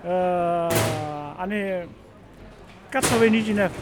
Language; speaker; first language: French; non-native, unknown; Hmong